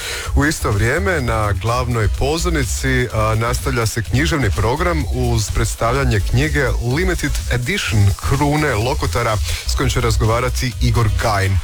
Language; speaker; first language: Serbian; native; Serbian